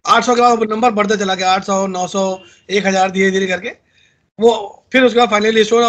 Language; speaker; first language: Hindi; native; Hindi